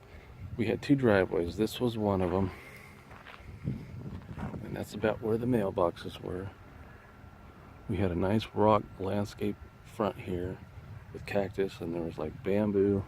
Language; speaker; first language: English; native; English